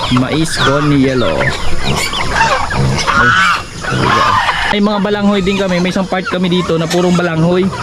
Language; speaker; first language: Filipino; non-native, local second language; Cebuano